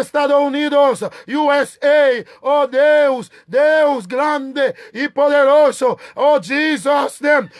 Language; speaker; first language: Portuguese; non-native, learner; Haitian Creole